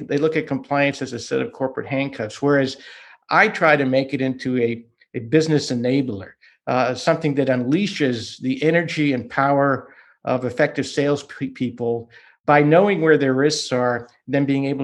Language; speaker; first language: English; early bilingual, other home language; Hungarian